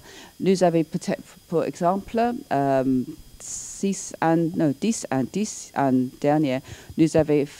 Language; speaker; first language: French; non-native, learner; English